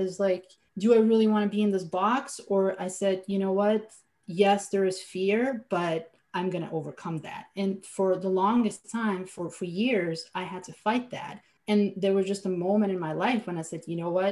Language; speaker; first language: English; non-native, fluent; Slovenian